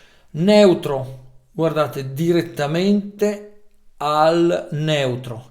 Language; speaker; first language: Italian; native; Italian